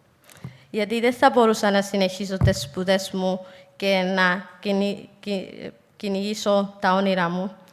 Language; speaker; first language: Greek; non-native, fluent; Somali